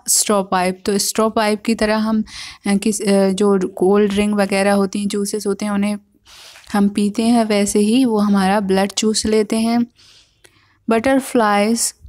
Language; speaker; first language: Hindi; native; Hindi